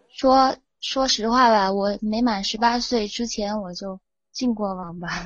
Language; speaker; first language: Chinese; native; Chinese